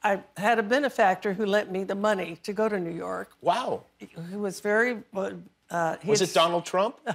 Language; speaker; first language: English; native; English